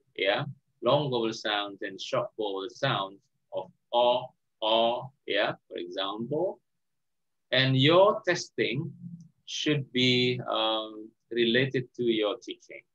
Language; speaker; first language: English; non-native, fluent; Indonesian